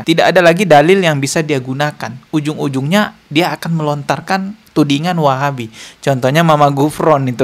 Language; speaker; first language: Indonesian; native; Indonesian